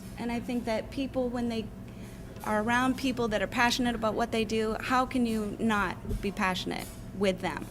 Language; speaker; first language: English; native; English